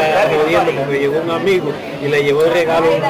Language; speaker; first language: Spanish; native; Spanish